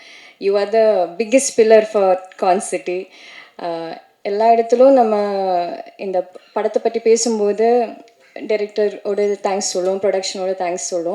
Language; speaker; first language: Tamil; non-native, learner; Malayalam